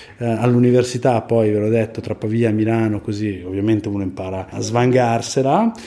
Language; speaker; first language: Italian; native; Italian